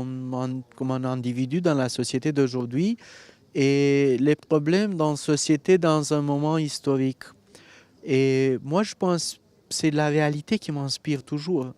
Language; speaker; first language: French; non-native, fluent; Romanian